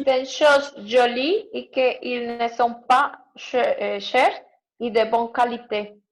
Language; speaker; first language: French; non-native, learner; Spanish